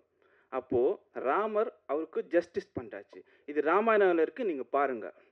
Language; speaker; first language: Tamil; non-native, learner; Telugu